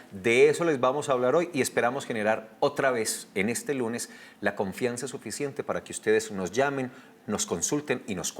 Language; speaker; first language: Spanish; native; Spanish